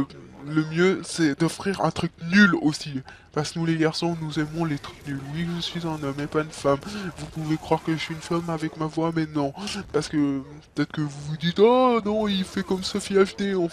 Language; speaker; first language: French; native; French